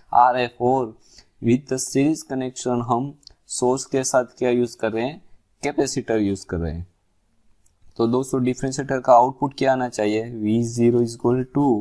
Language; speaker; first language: Hindi; non-native, local second language; Gujarati